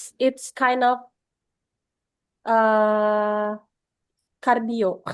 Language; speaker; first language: English; non-native, learner; Indonesian